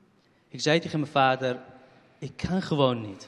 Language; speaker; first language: Dutch; non-native, fluent; Kurdish